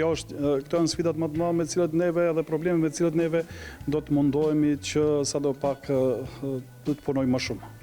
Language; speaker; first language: Albanian; native; Albanian